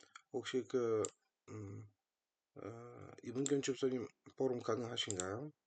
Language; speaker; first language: Korean; non-native, fluent; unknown